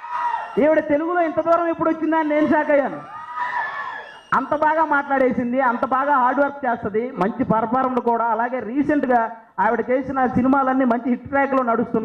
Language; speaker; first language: Telugu; native; Telugu